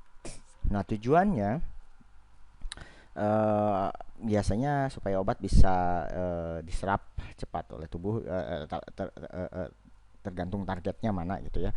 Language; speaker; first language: Indonesian; native; Indonesian